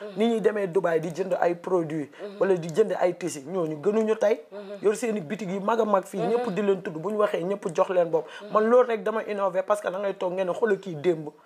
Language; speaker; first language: Wolof; native; Wolof